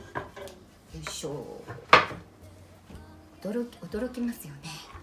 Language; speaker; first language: Japanese; native; Japanese